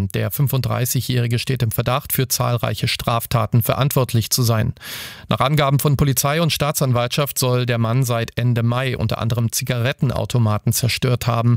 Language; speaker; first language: German; native; German